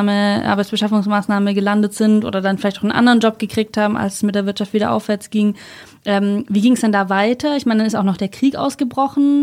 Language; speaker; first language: German; native; German